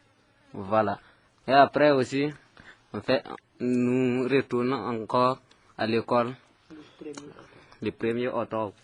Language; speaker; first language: French; non-native, local second language; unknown